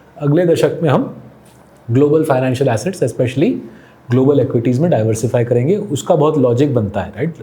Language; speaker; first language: Hindi; non-native, local second language; Bangla